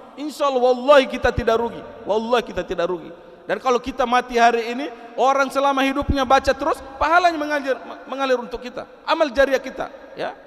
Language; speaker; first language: Indonesian; non-native, local second language; Tetum